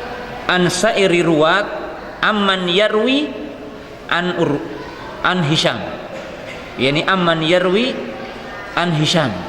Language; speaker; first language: Arabic; non-native, fluent; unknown